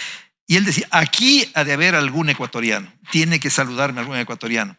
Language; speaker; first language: Spanish; native; Spanish